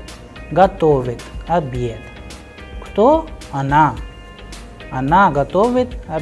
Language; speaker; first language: Russian; non-native, fluent; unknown